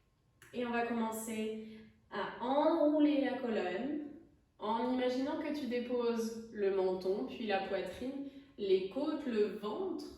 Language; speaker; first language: French; native; French